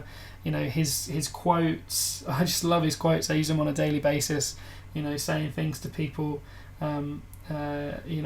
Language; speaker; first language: English; native; English